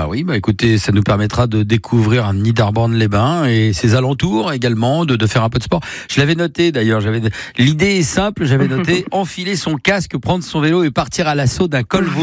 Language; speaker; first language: French; native; French